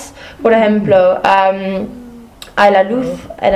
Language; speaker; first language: Spanish; non-native, fluent; English